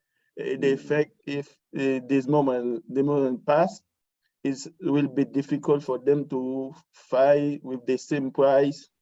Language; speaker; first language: English; non-native, learner; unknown